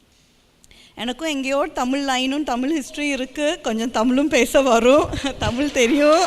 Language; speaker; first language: Tamil; early bilingual, heritage; Tamil